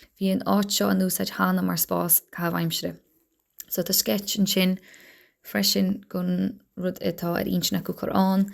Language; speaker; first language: Irish; native; Irish